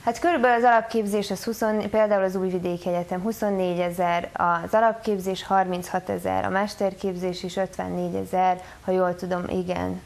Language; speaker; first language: Hungarian; native; Hungarian